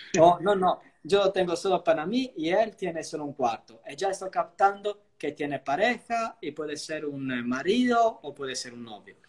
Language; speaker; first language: Spanish; non-native, fluent; Italian